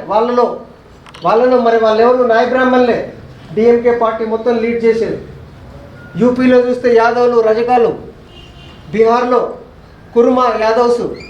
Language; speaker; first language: Telugu; native; Telugu